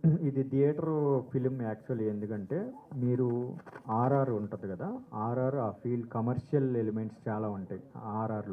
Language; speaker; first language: Telugu; native; Telugu